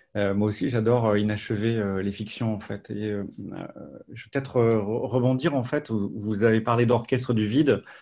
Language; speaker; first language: French; native; French